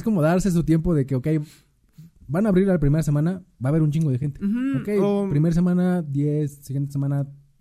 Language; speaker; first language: Spanish; native; Spanish